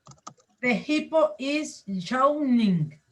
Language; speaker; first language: English; non-native, learner; Spanish